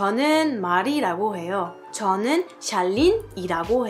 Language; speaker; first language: Korean; non-native, fluent; French